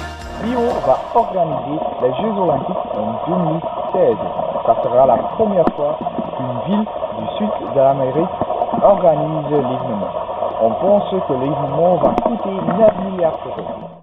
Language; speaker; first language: French; non-native, learner; Dutch